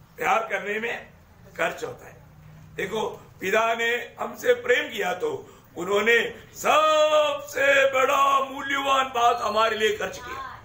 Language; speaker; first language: Hindi; non-native, local second language; Malayalam